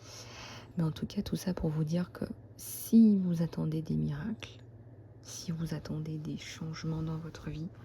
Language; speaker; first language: French; native; French